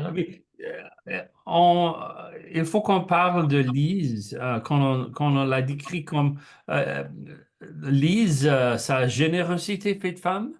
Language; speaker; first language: French; non-native, learner; English